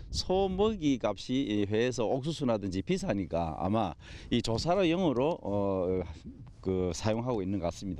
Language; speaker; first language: Korean; native; Korean